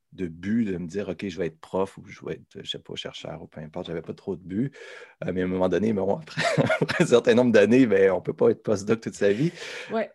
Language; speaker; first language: French; native; French